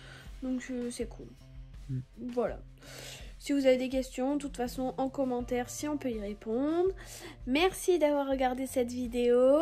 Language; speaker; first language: French; native; French